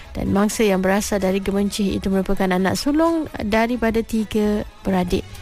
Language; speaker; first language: Malay; native; Malay